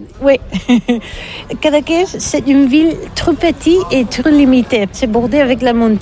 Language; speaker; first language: French; non-native, learner; Catalan